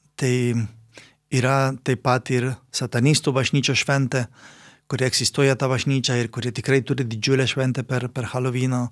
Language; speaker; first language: Lithuanian; non-native, fluent; Spanish